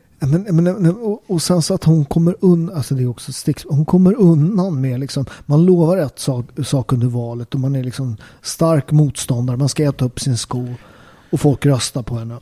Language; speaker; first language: Swedish; native; Swedish